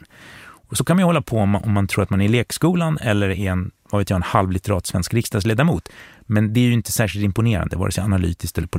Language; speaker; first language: Swedish; native; Swedish